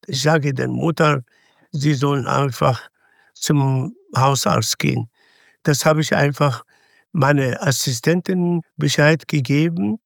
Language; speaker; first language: German; non-native, fluent; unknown